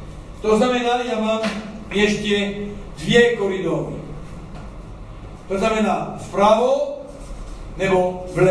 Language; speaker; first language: Czech; non-native, learner; French